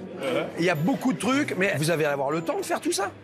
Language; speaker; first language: French; native; French